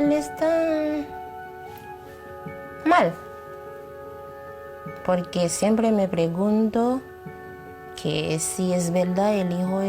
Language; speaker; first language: Spanish; non-native, learner; Haitian Creole